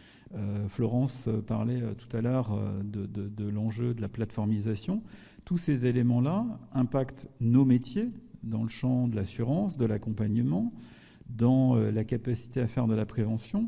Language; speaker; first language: French; native; French